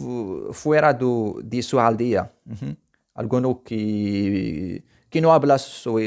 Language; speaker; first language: Spanish; non-native, fluent; Arabic